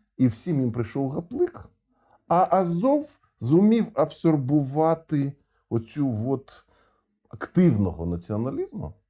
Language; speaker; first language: Ukrainian; non-native, local second language; Russian